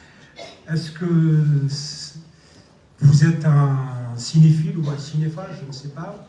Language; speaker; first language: French; non-native, local second language; Arabic